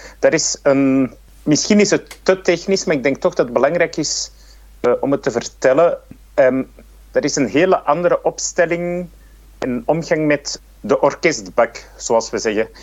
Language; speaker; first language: Dutch; native; Dutch